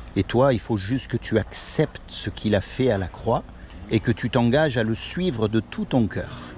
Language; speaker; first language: French; native; French